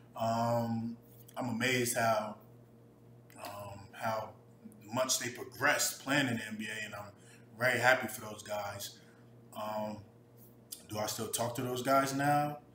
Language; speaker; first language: English; native; English